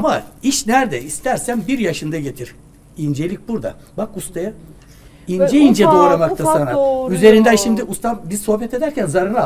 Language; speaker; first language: Turkish; native; Turkish